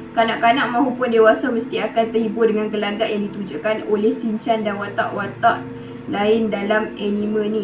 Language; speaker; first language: Malay; native; Malay